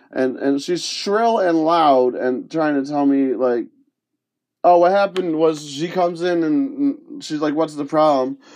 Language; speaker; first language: English; early bilingual, other home language; Spanish